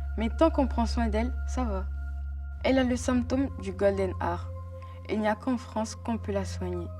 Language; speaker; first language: French; native; French